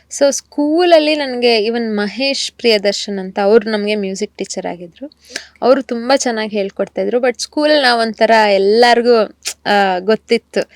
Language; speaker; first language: Kannada; native; Kannada